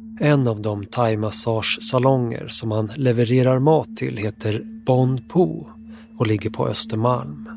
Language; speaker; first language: Swedish; native; Swedish